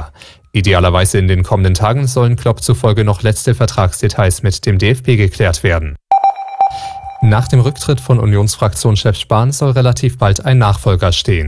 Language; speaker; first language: German; native; German